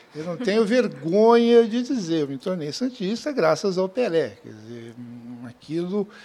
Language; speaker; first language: Portuguese; early bilingual, other home language; Spanish